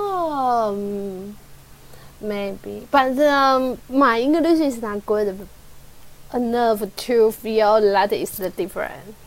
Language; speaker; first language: English; non-native, learner; Chinese